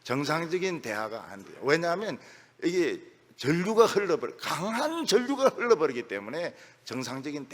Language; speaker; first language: Korean; native; Korean